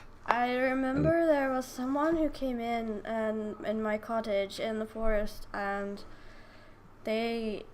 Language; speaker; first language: English; native; English